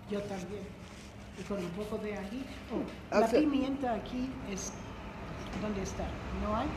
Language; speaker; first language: Spanish; non-native, learner; English